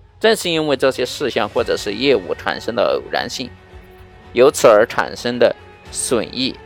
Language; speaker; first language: Chinese; native; Chinese